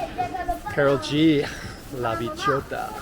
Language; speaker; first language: Spanish; non-native, learner; English